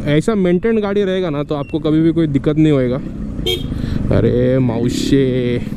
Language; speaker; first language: Hindi; non-native, local second language; Odia